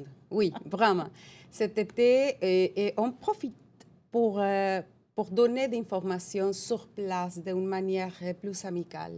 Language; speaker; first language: French; non-native, fluent; Spanish